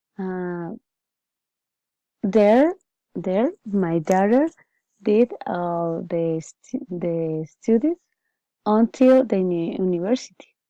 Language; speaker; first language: English; non-native, learner; Spanish